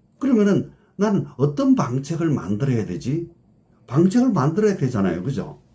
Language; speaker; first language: Korean; native; Korean